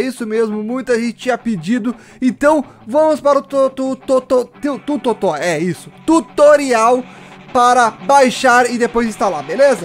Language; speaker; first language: Portuguese; native; Portuguese